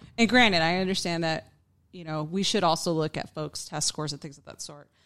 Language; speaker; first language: English; early bilingual, other home language; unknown